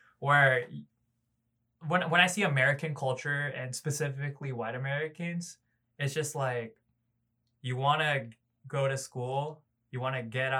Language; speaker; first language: English; early bilingual, other home language; Cebuano